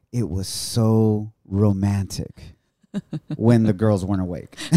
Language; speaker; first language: English; early bilingual, other home language; Spanish